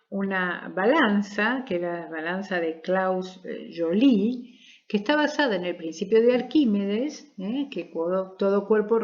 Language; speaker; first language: Spanish; native; Spanish